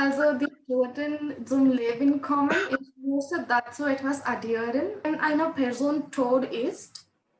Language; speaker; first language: German; non-native, learner; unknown